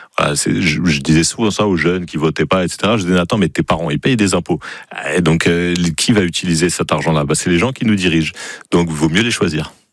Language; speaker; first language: French; native; French